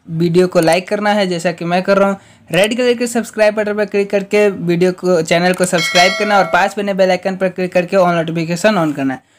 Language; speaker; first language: Hindi; native; Hindi